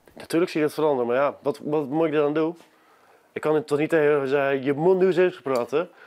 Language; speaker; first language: Dutch; native; Dutch